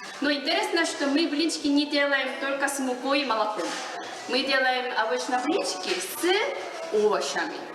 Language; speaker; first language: Russian; non-native, learner; Korean